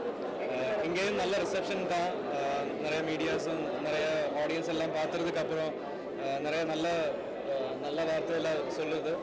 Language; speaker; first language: Tamil; non-native, learner; Malayalam